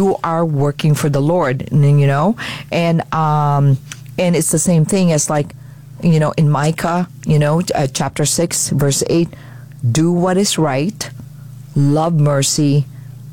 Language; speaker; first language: English; non-native, local second language; Filipino